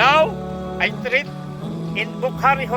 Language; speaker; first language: English; non-native, learner; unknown